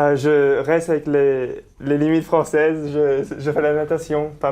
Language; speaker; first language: French; native; French